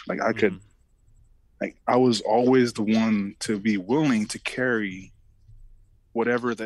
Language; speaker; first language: English; early bilingual, other home language; Samoan